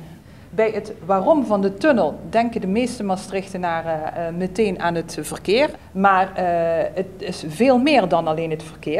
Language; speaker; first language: Dutch; native; Dutch